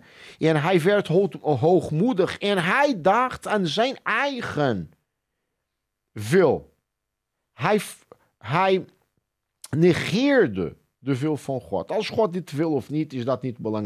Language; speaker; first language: Dutch; non-native, fluent; Portuguese